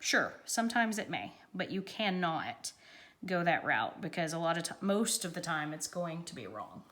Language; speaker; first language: English; native; English